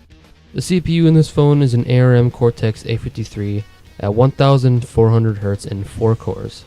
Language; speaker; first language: English; native; English